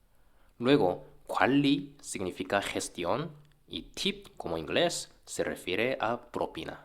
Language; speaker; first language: Spanish; non-native, fluent; Korean